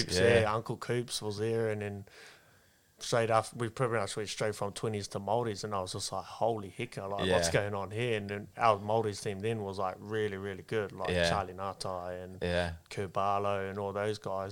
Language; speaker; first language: English; non-native, local second language; Māori